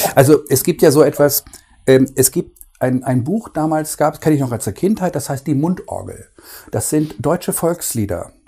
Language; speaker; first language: German; native; German